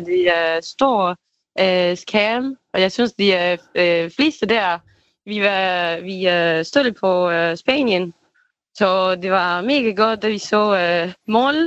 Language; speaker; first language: Danish; non-native, fluent; Spanish